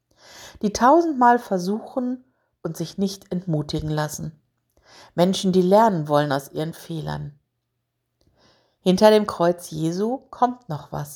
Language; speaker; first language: German; native; German